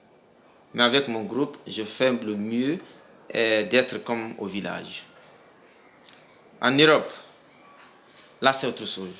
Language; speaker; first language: French; non-native, local second language; Mandingo